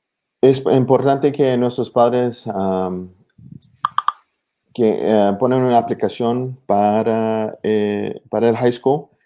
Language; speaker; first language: Spanish; early bilingual, heritage; English